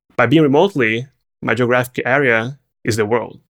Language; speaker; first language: English; non-native, fluent; Portuguese